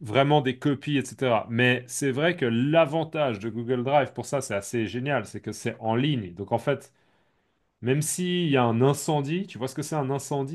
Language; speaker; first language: French; native; French